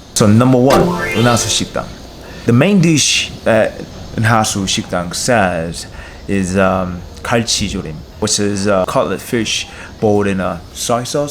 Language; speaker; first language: English; non-native, learner; Korean